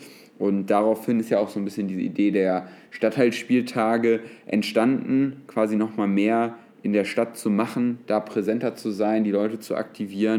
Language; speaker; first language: German; native; German